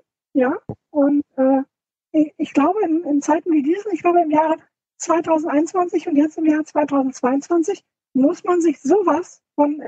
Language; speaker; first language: German; native; German